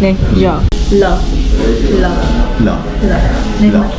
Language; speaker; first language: Korean; non-native, learner; Vietnamese